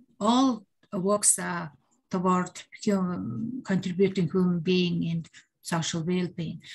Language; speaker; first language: English; non-native, learner; Mongolian